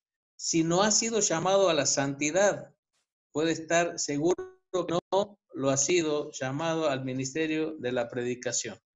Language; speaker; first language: Spanish; native; Spanish